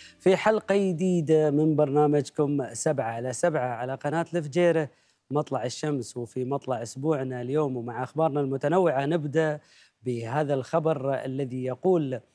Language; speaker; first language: Arabic; native; Arabic